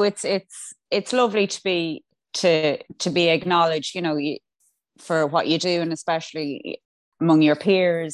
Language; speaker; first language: English; native; English